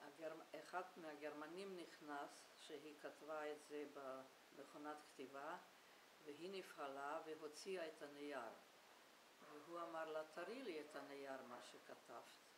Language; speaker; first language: Hebrew; non-native, fluent; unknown